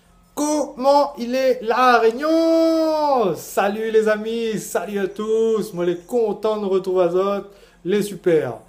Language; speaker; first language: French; non-native, local second language; Réunion Creole French